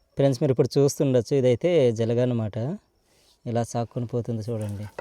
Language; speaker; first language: Telugu; non-native, local second language; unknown